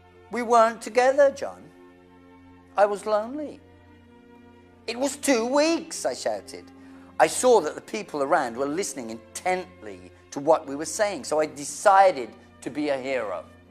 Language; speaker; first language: English; native; English